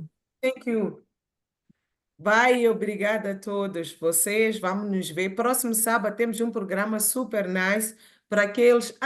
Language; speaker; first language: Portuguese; non-native, local second language; Tsonga